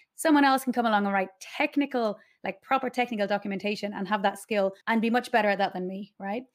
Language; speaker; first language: English; native; English